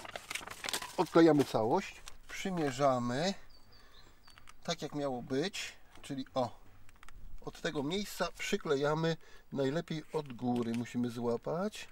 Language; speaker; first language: Polish; native; Polish